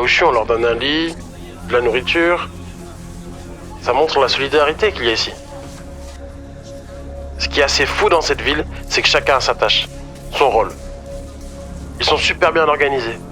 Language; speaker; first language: French; native; French